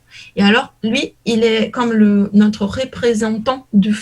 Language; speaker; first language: French; non-native, learner; Portuguese